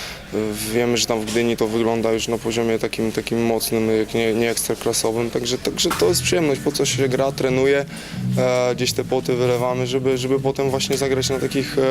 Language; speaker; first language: Polish; native; Polish